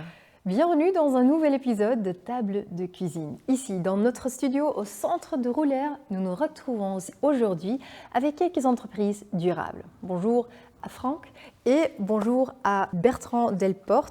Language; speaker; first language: French; non-native, local second language; Dutch